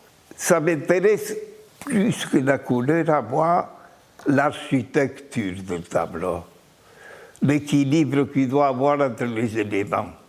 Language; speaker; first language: French; non-native, fluent; Spanish